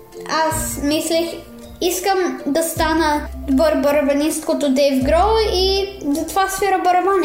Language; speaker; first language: Bulgarian; early bilingual, heritage; Bulgarian